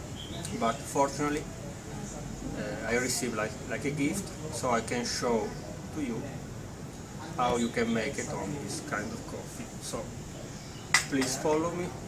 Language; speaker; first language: English; non-native, learner; Italian